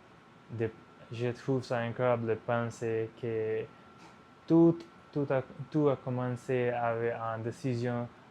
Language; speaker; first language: French; non-native, learner; Punjabi